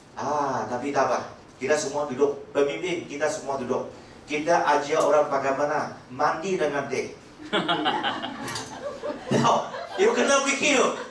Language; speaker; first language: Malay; non-native, local second language; Chinese